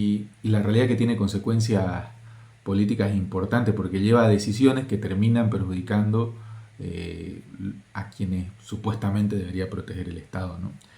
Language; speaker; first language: Spanish; native; Spanish